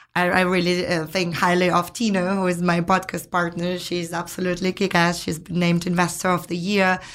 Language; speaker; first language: English; non-native, fluent; Ukrainian